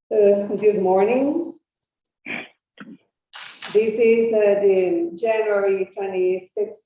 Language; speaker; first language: English; non-native, fluent; Portuguese